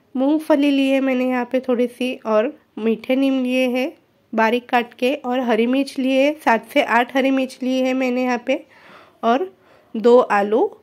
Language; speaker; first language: Hindi; non-native, local second language; Marathi